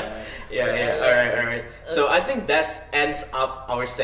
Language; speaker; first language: English; non-native, fluent; Indonesian